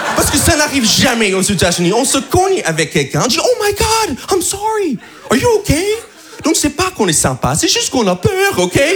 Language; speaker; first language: French; non-native, fluent; English